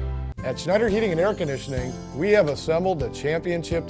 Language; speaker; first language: English; native; English